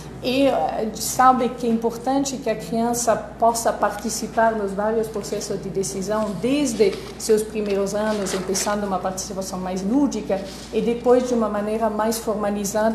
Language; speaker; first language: Portuguese; non-native, fluent; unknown